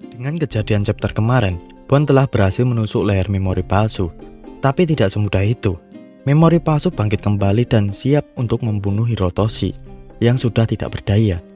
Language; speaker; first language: Indonesian; native; Indonesian